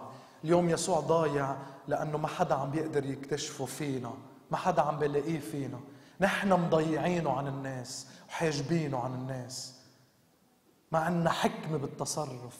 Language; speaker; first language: Arabic; native; Arabic